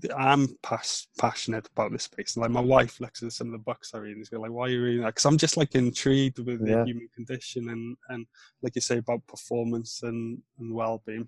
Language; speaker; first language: English; non-native, local second language; Welsh